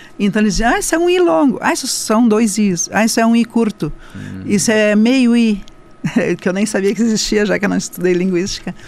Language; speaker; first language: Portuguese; non-native, local second language; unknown